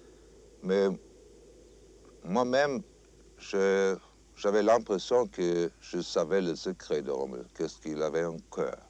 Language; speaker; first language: French; non-native, fluent; German